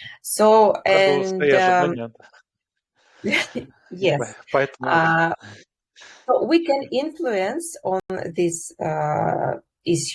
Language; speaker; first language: English; non-native, fluent; Russian